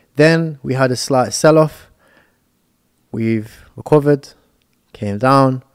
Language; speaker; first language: English; native; English